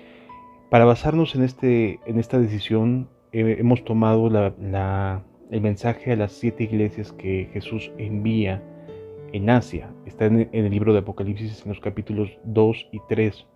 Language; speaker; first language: Spanish; native; Spanish